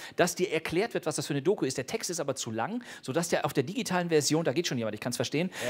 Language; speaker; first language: German; native; German